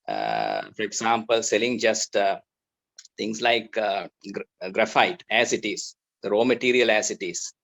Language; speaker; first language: English; non-native, local second language; Sinhala